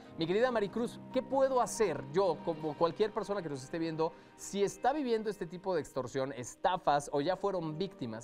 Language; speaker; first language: Spanish; native; Spanish